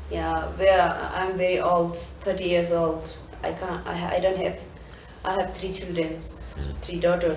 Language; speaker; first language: English; non-native, learner; Tibetan